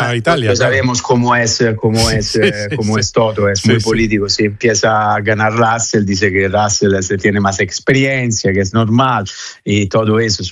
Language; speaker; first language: Spanish; non-native, fluent; Italian